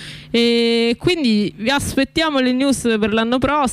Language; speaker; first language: Italian; native; Italian